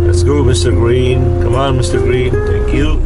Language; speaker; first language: English; native; English